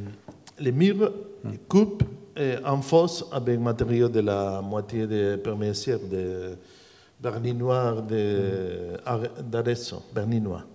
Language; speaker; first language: French; non-native, learner; Spanish